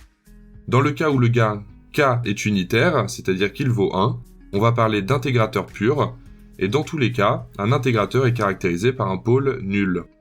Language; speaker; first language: French; native; French